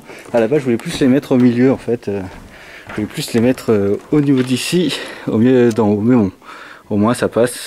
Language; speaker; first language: French; native; French